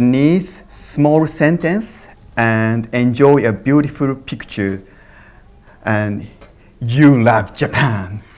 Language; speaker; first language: English; non-native, learner; Japanese